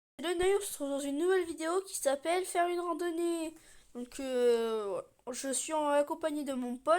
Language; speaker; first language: French; native; French